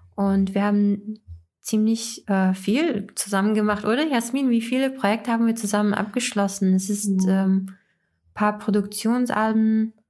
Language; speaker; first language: German; non-native, fluent; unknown